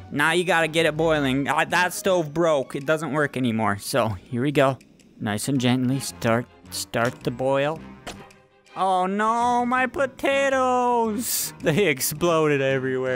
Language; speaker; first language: English; native; English